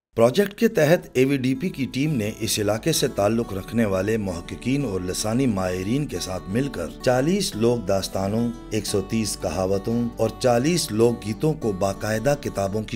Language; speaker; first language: Urdu; native; Urdu